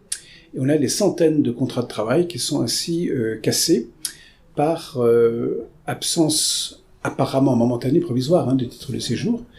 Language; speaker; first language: French; native; French